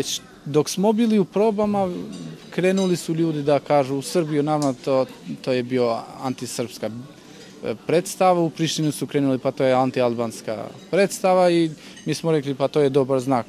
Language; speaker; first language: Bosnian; non-native, local second language; Albanian